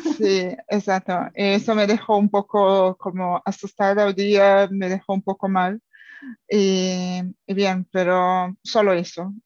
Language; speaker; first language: Spanish; non-native, fluent; Portuguese